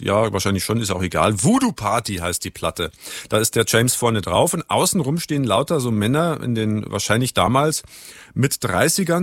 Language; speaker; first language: German; native; German